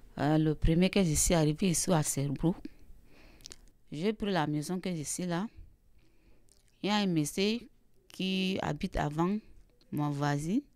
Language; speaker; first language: French; non-native, learner; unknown